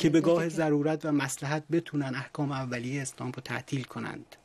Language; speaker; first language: Persian; native; Persian